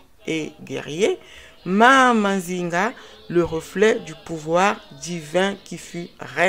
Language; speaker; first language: French; non-native, local second language; Kongo